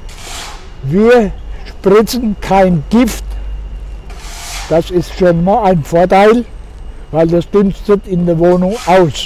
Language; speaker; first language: German; native; German